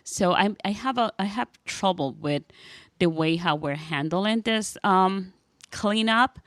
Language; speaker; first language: English; non-native, fluent; Spanish